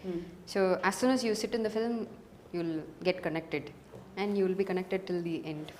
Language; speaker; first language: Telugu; non-native, learner; Tamil